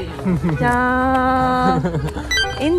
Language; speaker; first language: Indonesian; non-native, learner; Japanese